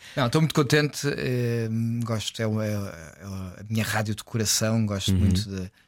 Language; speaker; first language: Portuguese; native; Portuguese